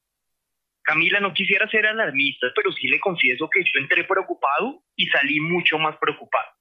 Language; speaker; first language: Spanish; native; Spanish